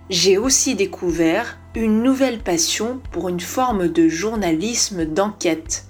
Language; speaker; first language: French; early bilingual, other home language; Vietnamese